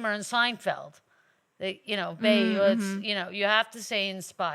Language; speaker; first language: English; native; English